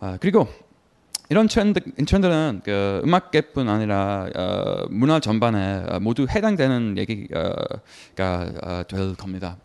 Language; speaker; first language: Korean; non-native, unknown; English